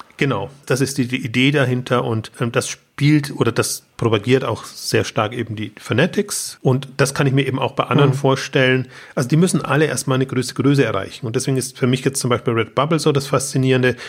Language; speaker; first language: German; native; German